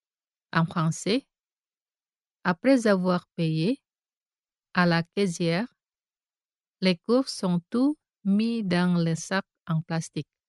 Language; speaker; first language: French; non-native, fluent; Indonesian